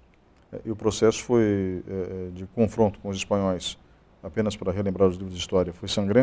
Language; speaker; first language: Portuguese; native; Portuguese